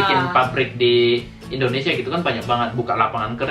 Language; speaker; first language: Indonesian; native; Indonesian